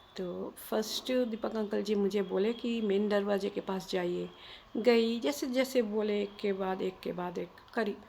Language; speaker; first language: Hindi; non-native, local second language; Bangla